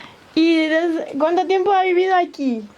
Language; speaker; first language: Spanish; non-native, fluent; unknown